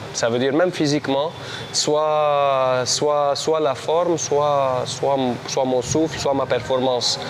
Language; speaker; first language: French; non-native, local second language; Armenian